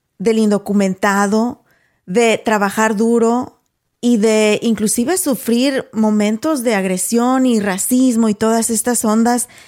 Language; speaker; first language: Spanish; native; Spanish